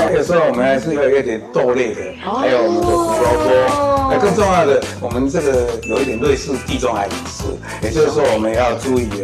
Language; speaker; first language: Chinese; native; Chinese